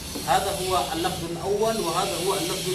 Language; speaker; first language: Arabic; non-native, fluent; Indonesian